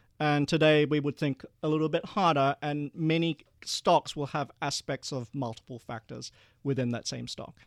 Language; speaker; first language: English; early bilingual, other home language; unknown